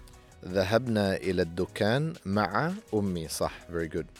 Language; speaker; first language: Arabic; non-native, fluent; English